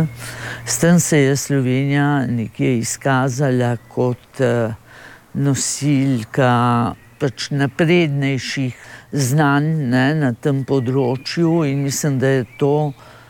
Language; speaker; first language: Slovenian; native; Slovenian